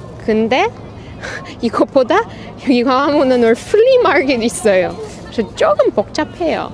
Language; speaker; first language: Korean; non-native, learner; Russian